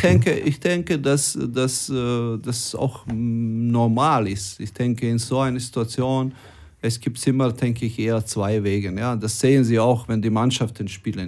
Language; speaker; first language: German; non-native, fluent; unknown